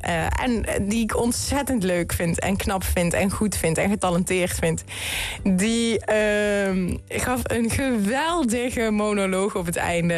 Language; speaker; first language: Dutch; native; Dutch